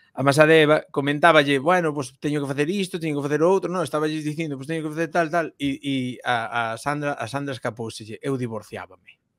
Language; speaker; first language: Galician; non-native, local second language; Spanish